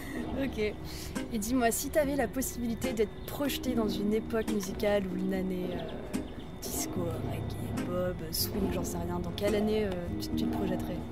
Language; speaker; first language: French; native; French